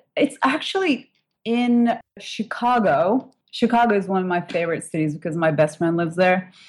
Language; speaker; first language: English; non-native, fluent; Turkish